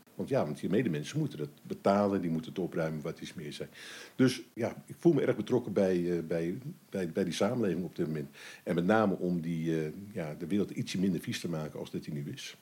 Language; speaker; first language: Dutch; native; Dutch